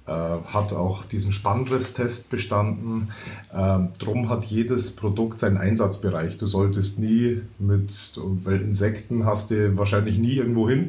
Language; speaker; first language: German; native; German